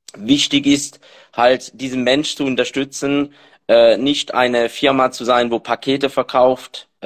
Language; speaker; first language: German; non-native, fluent; French